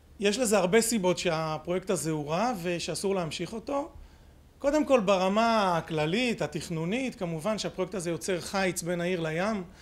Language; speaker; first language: Hebrew; native; Hebrew